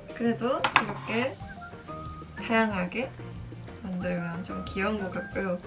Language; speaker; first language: Korean; non-native, fluent; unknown